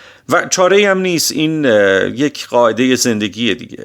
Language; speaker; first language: Persian; native; Persian